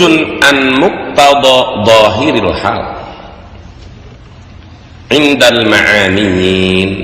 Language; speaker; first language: Arabic; non-native, fluent; Sundanese